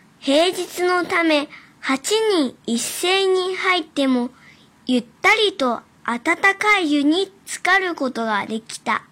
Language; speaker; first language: Japanese; early bilingual, other home language; Chinese